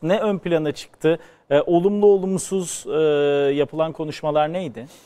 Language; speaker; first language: Turkish; native; Turkish